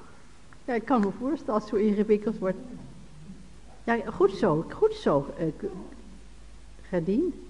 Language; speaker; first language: Dutch; native; Dutch